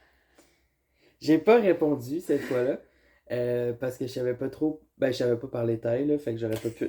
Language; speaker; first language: French; native; French